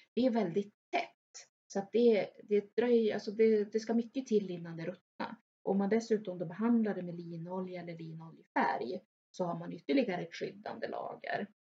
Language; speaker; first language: Swedish; native; Swedish